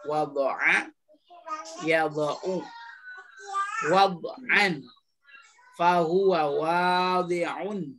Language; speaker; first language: Arabic; non-native, fluent; Indonesian